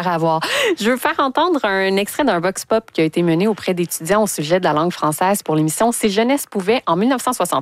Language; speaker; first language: French; native; French